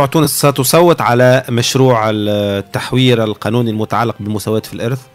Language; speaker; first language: Arabic; native; Arabic